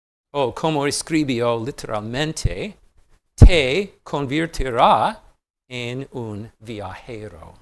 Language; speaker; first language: Spanish; non-native, fluent; English